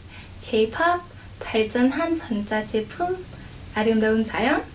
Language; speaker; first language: Korean; non-native, learner; Thai